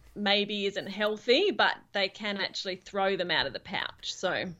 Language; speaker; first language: English; native; English